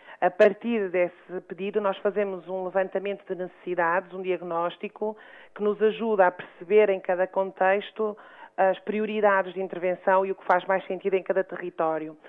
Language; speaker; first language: Portuguese; native; Portuguese